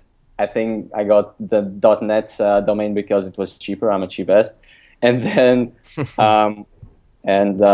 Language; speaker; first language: English; non-native, fluent; Lithuanian